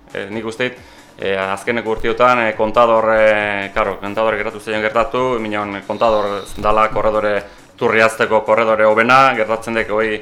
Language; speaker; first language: Basque; native; Basque